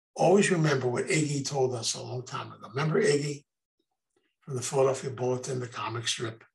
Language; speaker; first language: English; native; English